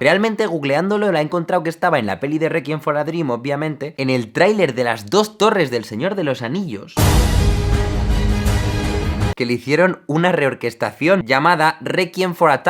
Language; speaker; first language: Spanish; native; Spanish